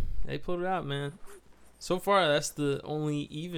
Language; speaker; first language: English; native; English